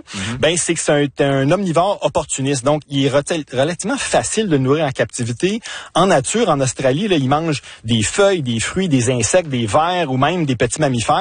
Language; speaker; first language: French; native; French